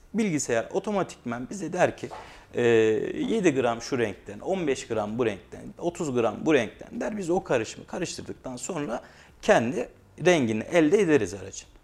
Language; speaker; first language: Turkish; native; Turkish